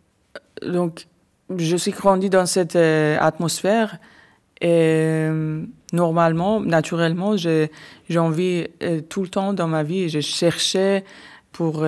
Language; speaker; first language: French; non-native, learner; Persian